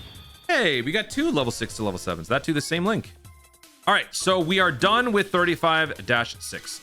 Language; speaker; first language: English; native; English